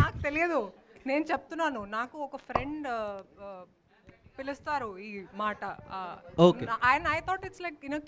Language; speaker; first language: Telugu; non-native, local second language; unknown